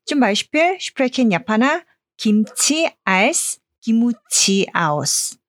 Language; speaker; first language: German; non-native, fluent; Korean